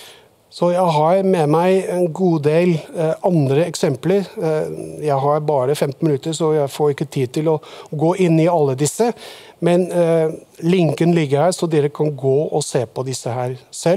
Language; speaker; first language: Norwegian; non-native, fluent; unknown